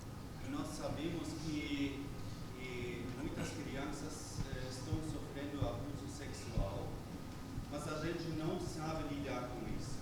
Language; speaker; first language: Portuguese; non-native, fluent; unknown